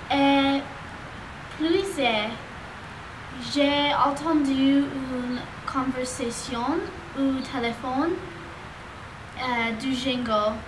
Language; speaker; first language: French; non-native, learner; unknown